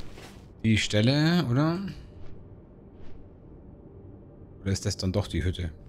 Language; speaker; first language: German; native; German